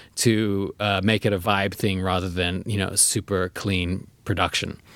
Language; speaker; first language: English; native; English